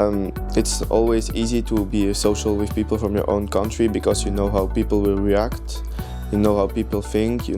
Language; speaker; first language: English; non-native, fluent; French